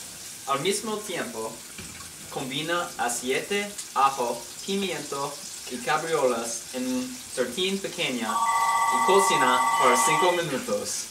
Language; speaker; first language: Spanish; non-native, learner; English